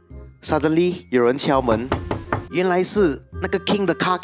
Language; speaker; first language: Chinese; native; Chinese